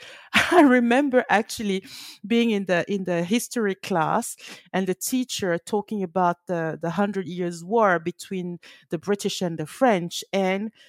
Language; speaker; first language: English; early bilingual, other home language; French